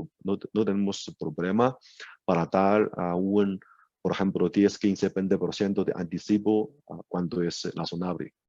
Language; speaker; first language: Spanish; non-native, learner; Chinese